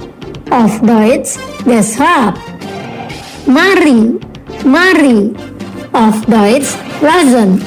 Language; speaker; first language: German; non-native, fluent; Indonesian